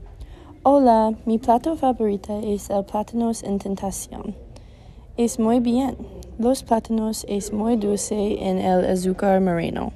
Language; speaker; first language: Spanish; non-native, learner; English